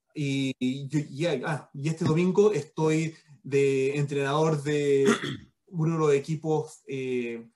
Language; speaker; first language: Spanish; early bilingual, heritage; Spanish